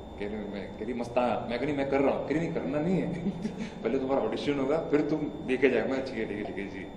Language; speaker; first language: Hindi; native; Hindi